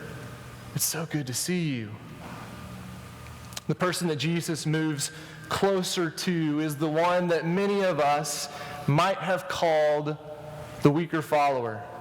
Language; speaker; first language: English; native; English